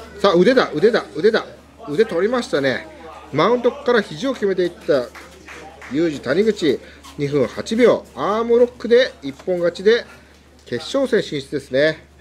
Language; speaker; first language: Japanese; native; Japanese